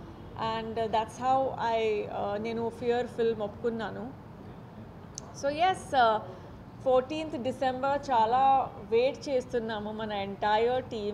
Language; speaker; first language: Telugu; non-native, fluent; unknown